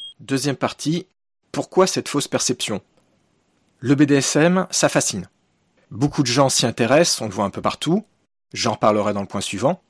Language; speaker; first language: French; native; French